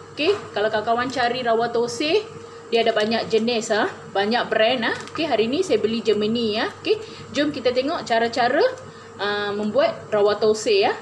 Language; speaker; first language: Malay; non-native, local second language; Tamil